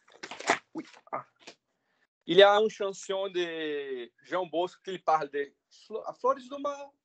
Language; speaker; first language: French; non-native, fluent; Portuguese